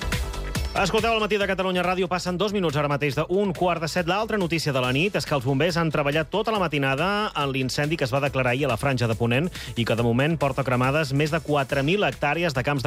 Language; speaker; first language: Catalan; native; Catalan